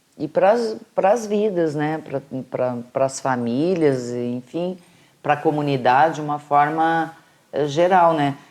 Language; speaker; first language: Portuguese; native; Portuguese